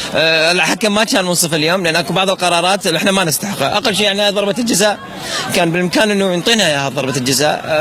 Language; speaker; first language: Arabic; native; Arabic